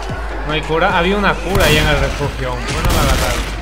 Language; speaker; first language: Spanish; native; Spanish